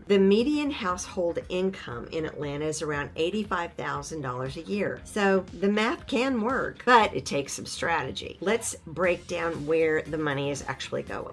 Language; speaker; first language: English; native; English